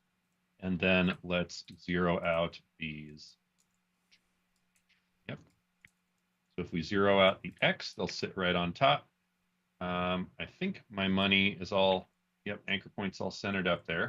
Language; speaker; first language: English; native; English